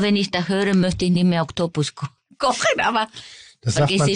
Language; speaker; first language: German; non-native, fluent; Spanish